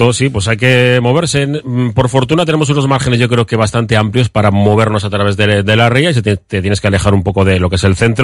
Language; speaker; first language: Spanish; native; Spanish